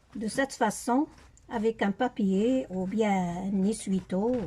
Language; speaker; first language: French; non-native, local second language; Arabic